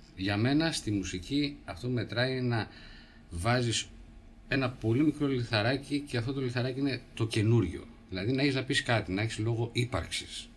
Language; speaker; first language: Greek; native; Greek